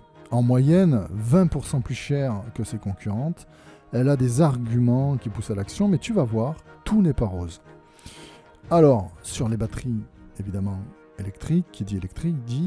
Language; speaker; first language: French; native; French